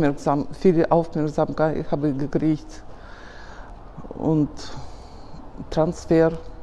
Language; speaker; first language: German; non-native, fluent; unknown